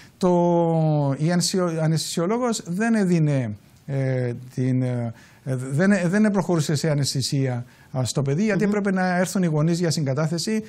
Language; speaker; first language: Greek; native; Greek